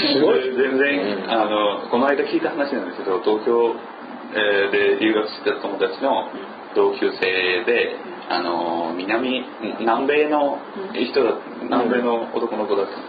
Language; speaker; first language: Japanese; non-native, fluent; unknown